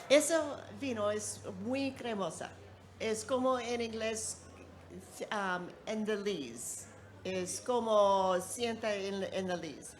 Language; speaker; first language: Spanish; non-native, learner; English